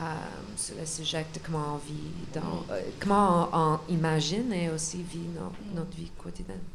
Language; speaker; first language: French; non-native, local second language; English